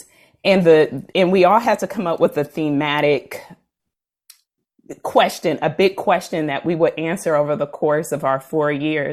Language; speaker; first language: English; native; English